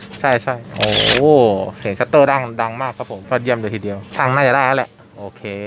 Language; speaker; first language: Thai; native; Thai